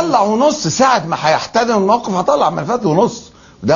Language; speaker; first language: Arabic; native; Arabic